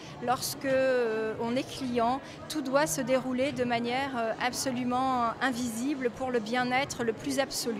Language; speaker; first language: French; native; French